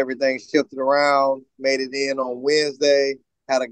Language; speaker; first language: English; native; English